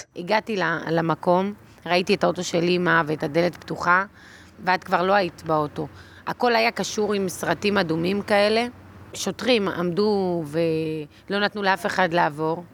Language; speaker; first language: Hebrew; native; Hebrew